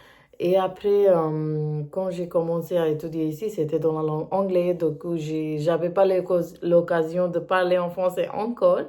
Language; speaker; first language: French; non-native, learner; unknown